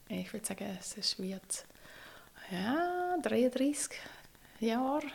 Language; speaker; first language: German; non-native, fluent; English